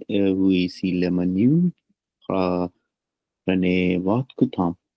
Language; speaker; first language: French; non-native, learner; Punjabi